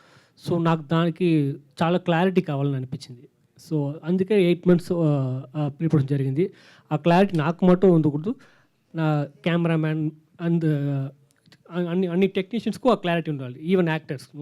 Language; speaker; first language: Telugu; non-native, learner; Tamil